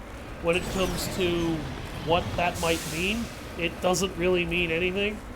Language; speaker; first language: English; native; English